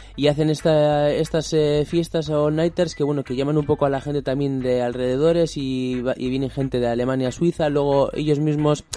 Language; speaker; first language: Spanish; native; Spanish